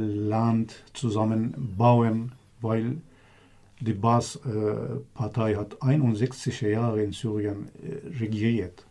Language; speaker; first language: German; non-native, learner; Kurdish